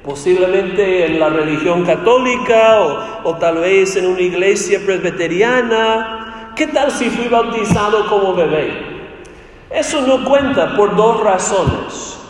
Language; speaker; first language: Spanish; non-native, fluent; English